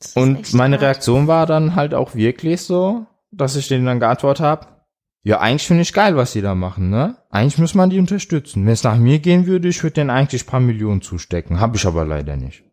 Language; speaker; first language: German; early bilingual, other home language; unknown